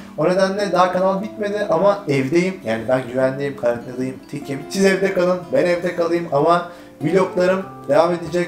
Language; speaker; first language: Turkish; native; Turkish